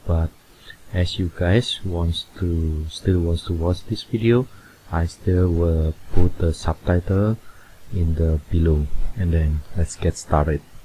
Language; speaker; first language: English; non-native, fluent; Indonesian